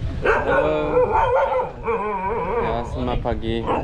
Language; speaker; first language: Indonesian; non-native, learner; English